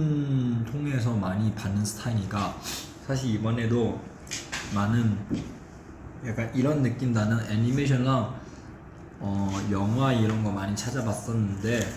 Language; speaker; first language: Korean; non-native, fluent; Chinese